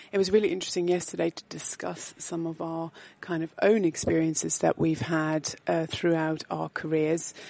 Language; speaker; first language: English; non-native, fluent; Dutch